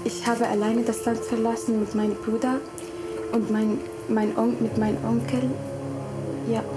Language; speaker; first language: German; non-native, learner; Arabic